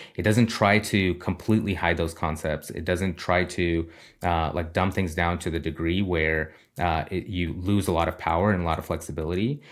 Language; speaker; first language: English; early bilingual, other home language; Russian